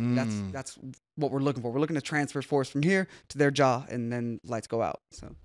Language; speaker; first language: English; native; English